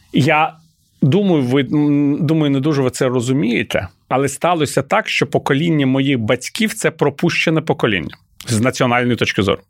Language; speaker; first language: Ukrainian; non-native, local second language; Russian